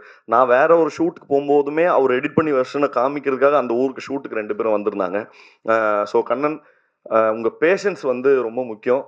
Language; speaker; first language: Tamil; native; Tamil